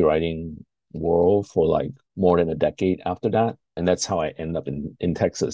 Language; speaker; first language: English; non-native, local second language; Chinese